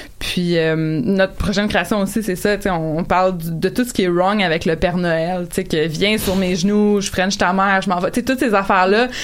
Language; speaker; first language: French; native; French